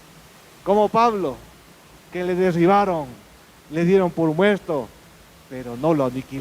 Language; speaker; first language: Spanish; native; Spanish